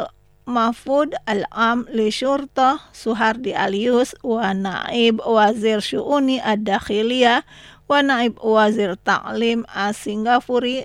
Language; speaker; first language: Arabic; non-native, learner; Indonesian